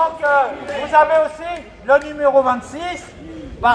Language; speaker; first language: French; native; French